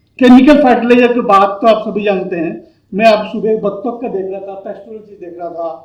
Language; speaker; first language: Hindi; non-native, local second language; Bangla